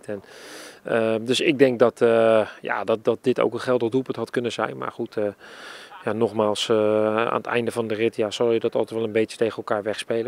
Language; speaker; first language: Dutch; native; Dutch